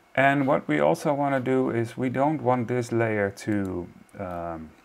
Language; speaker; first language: English; non-native, fluent; Dutch